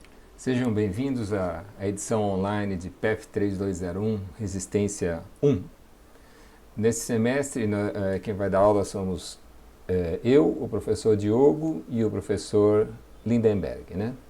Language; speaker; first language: Portuguese; native; Portuguese